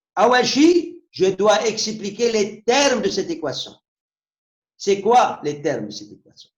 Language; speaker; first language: French; non-native, local second language; Arabic